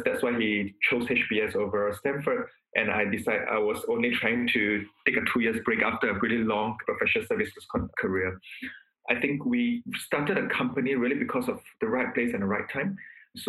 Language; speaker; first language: English; non-native, local second language; Chinese